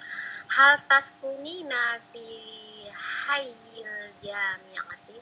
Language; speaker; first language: Arabic; non-native, learner; Indonesian